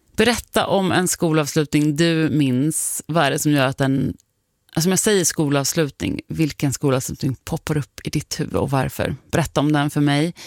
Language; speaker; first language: Swedish; native; Swedish